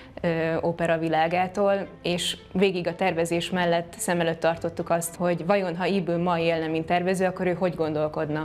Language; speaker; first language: Hungarian; native; Hungarian